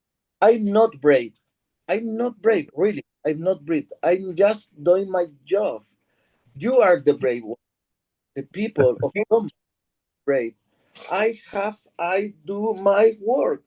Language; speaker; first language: English; non-native, learner; Spanish